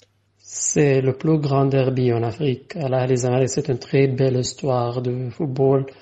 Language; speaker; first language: French; non-native, fluent; Arabic